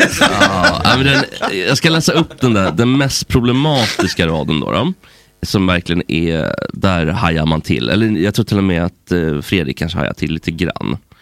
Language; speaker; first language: Swedish; native; Swedish